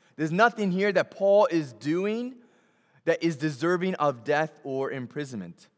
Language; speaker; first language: English; native; English